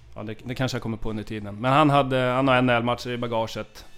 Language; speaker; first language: Swedish; native; Swedish